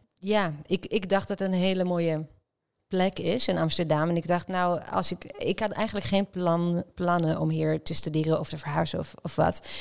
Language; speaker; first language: Dutch; non-native, fluent; Hebrew